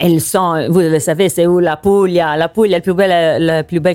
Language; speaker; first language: French; non-native, learner; Italian